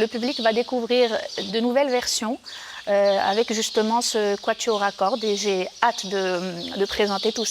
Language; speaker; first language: French; non-native, local second language; Arabic